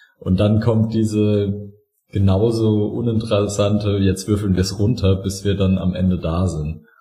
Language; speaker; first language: German; native; German